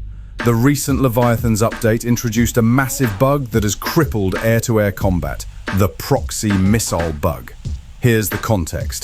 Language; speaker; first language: English; native; English